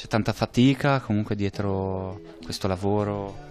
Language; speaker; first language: Italian; native; Italian